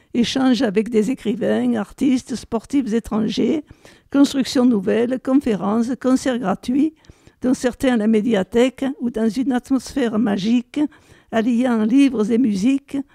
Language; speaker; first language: French; native; French